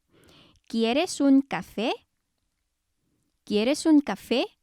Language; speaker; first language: Spanish; non-native, fluent; Korean